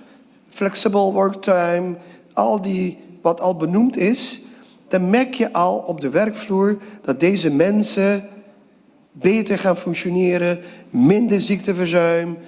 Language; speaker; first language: Dutch; non-native, local second language; Papiamento